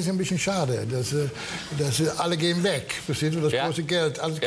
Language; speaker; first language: German; non-native, learner; Dutch